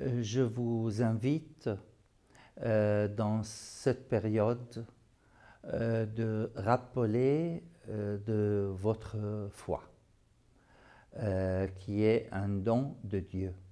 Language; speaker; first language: French; non-native, fluent; Arabic